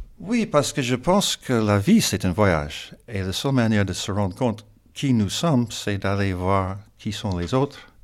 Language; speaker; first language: French; non-native, fluent; English